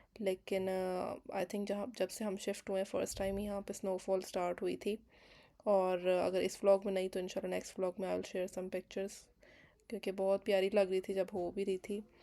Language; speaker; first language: Urdu; native; Urdu